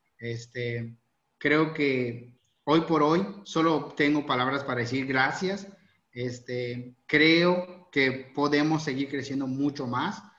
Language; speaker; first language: Spanish; native; Spanish